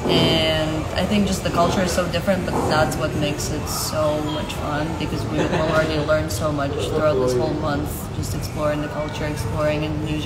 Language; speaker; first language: English; non-native, fluent; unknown